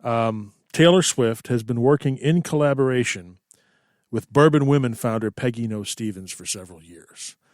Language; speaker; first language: English; native; English